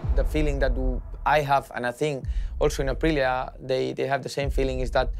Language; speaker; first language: English; non-native, fluent; Spanish